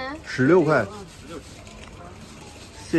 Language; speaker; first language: Chinese; native; Chinese